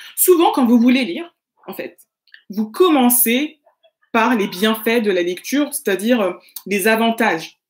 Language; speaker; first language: French; native; French